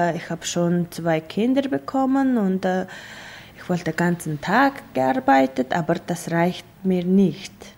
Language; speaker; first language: German; non-native, learner; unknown